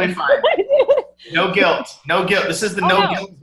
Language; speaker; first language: English; native; English